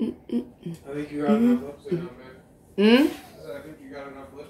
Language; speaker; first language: English; non-native, local second language; Haitian Creole